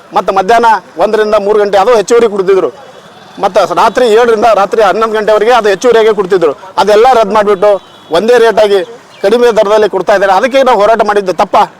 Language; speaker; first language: Kannada; native; Kannada